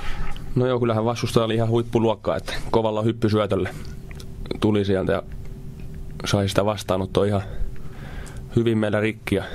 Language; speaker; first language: Finnish; native; Finnish